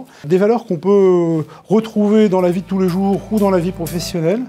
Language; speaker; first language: French; native; French